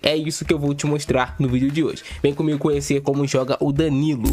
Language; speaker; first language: Portuguese; native; Portuguese